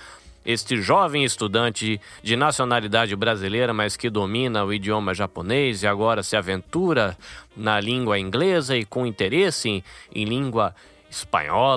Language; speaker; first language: Portuguese; native; Portuguese